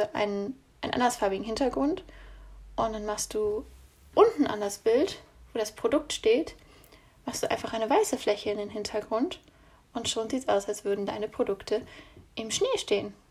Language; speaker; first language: German; native; German